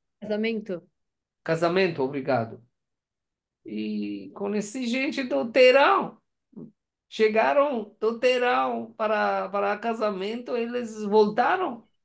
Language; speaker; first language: Portuguese; non-native, learner; Persian